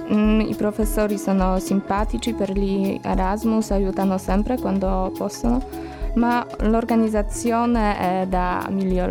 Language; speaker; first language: Italian; non-native, learner; Polish